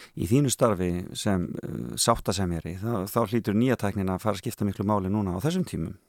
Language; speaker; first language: Icelandic; native; Icelandic